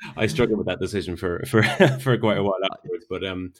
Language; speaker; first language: English; native; English